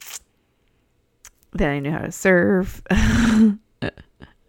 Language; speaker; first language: English; native; English